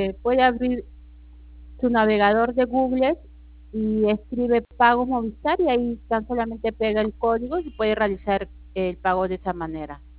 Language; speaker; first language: Spanish; native; Spanish